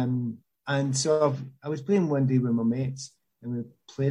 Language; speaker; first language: English; native; English